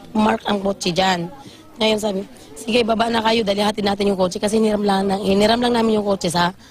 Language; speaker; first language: Filipino; native; Filipino